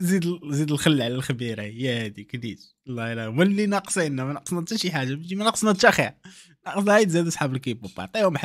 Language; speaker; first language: Arabic; native; Arabic